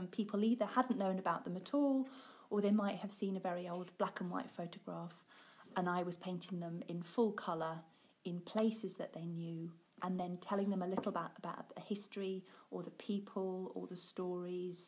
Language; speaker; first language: English; native; English